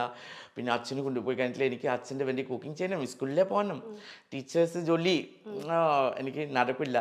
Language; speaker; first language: Malayalam; non-native, learner; Assamese